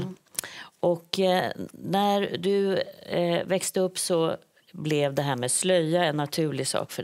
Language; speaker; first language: Swedish; native; Swedish